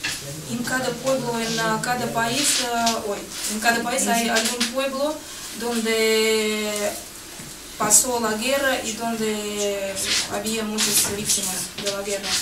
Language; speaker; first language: Spanish; non-native, fluent; Russian